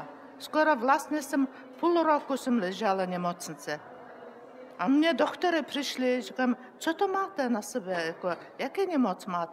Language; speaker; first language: Czech; non-native, learner; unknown